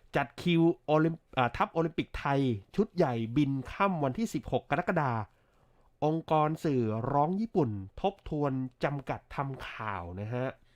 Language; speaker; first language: Thai; native; Thai